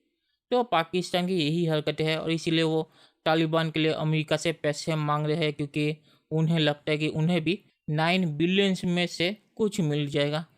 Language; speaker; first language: Hindi; native; Hindi